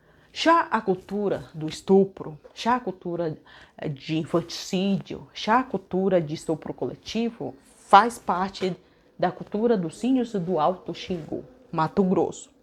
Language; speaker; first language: Portuguese; non-native, local second language; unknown